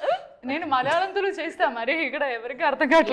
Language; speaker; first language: Telugu; non-native, learner; Malayalam